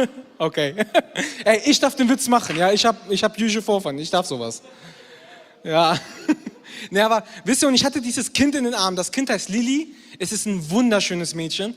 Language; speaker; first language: German; native; German